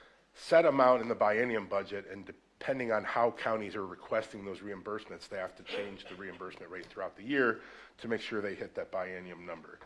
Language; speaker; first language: English; native; English